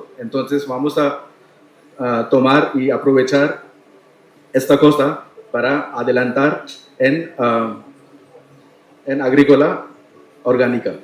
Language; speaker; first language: Spanish; non-native, learner; Tamil